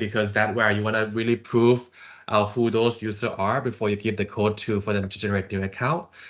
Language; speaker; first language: English; non-native, fluent; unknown